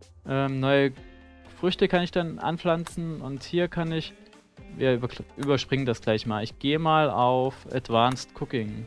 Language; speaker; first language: German; native; German